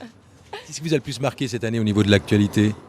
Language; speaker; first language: French; native; French